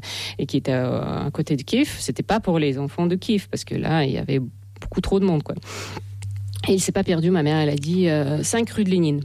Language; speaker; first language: French; non-native, fluent; Russian